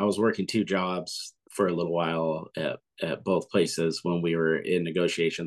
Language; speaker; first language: English; native; English